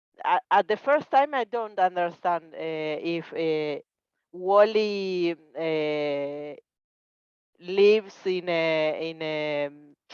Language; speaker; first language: English; non-native, learner; Spanish